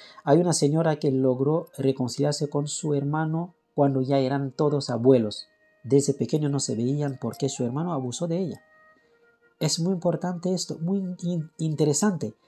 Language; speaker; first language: Spanish; non-native, fluent; French